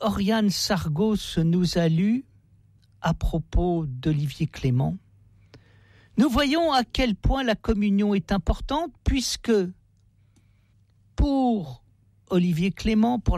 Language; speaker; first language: French; native; French